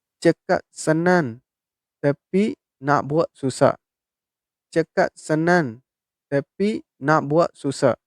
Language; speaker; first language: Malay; non-native, fluent; Burmese